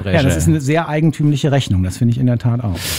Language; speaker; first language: German; native; German